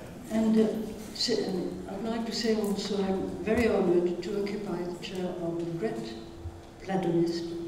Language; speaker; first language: English; non-native, fluent; French